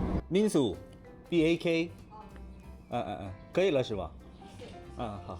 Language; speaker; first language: Chinese; non-native, fluent; Korean